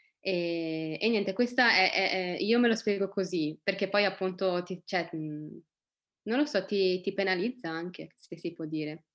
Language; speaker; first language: Italian; early bilingual, other home language; Arabic